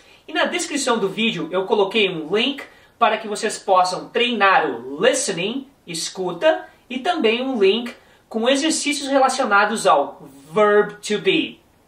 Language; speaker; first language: Portuguese; native; Portuguese